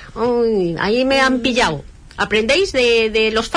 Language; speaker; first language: Spanish; native; Spanish